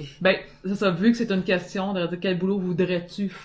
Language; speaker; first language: French; native; French